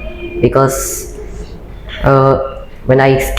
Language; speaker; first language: English; non-native, learner; Indonesian